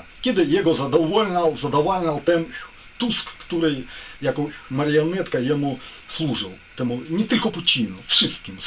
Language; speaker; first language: Polish; non-native, learner; Ukrainian